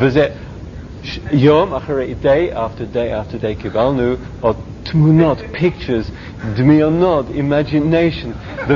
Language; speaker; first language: Hebrew; non-native, learner; English